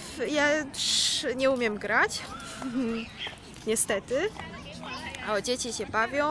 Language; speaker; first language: Polish; non-native, fluent; Chinese